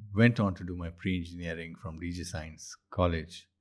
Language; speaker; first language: English; non-native, local second language; Urdu